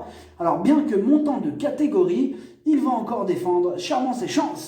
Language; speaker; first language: French; native; French